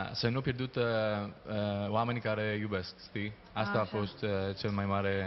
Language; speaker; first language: Romanian; early bilingual, other home language; Greek